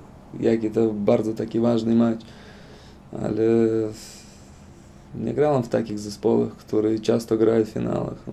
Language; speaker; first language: Polish; non-native, fluent; Lithuanian